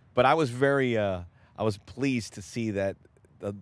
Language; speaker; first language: English; native; English